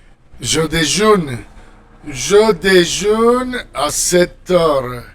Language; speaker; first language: French; non-native, fluent; Spanish